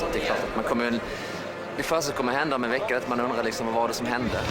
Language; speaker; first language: Swedish; native; Swedish